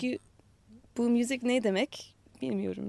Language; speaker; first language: Turkish; non-native, fluent; English